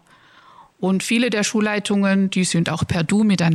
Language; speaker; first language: German; native; German